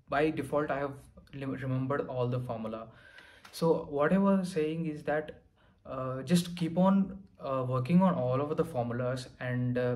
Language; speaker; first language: English; non-native, local second language; Telugu